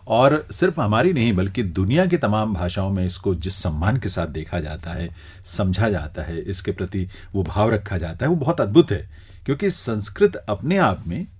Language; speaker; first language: Hindi; native; Hindi